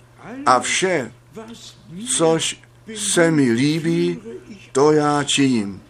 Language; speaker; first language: Czech; non-native, fluent; German